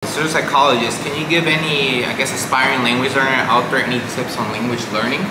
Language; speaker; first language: English; native; English